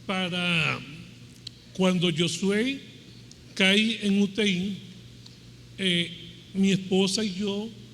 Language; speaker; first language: Portuguese; non-native, learner; Spanish